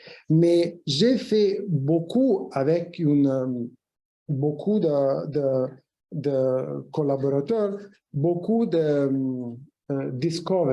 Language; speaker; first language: French; non-native, fluent; Italian